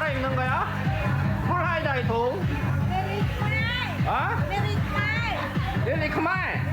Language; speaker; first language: Korean; native; Korean